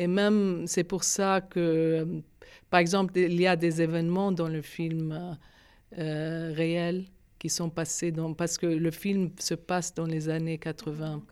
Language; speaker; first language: French; non-native, fluent; Arabic